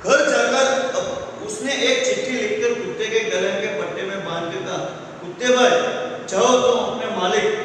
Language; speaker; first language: Hindi; non-native, local second language; Gujarati